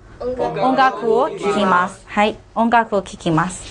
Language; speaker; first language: Japanese; non-native, fluent; Burmese